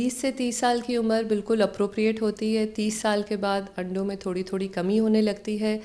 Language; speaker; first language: Hindi; native; Hindi